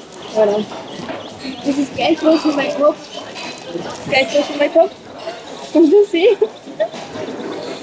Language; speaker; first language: German; non-native, learner; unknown